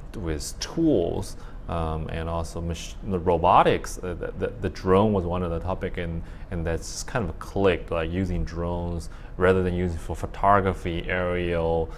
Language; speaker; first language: English; early bilingual, other home language; Chinese